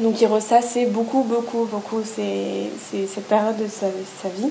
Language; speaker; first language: French; native; French